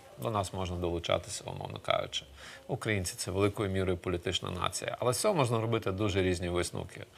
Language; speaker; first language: Ukrainian; early bilingual, other home language; Russian